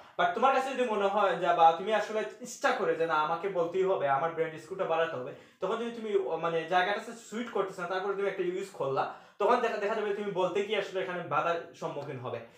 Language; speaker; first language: Bangla; native; Bangla